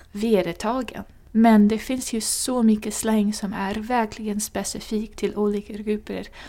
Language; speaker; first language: Swedish; non-native, fluent; English